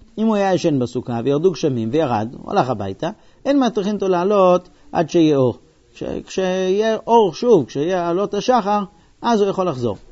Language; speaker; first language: Hebrew; non-native, fluent; English